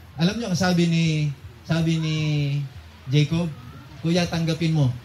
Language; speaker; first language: Filipino; non-native, local second language; Cebuano